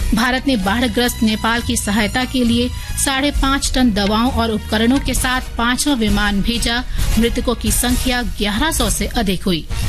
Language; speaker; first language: Hindi; native; Hindi